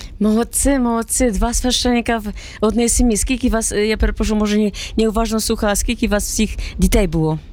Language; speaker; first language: Ukrainian; native; Ukrainian